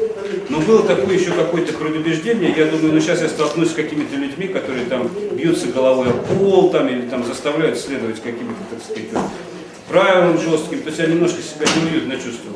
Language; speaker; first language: Russian; native; Russian